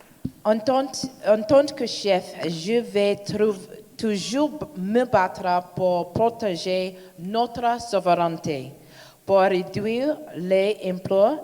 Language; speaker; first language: French; non-native, learner; English